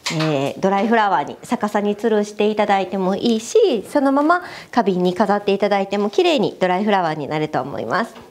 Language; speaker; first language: Japanese; native; Japanese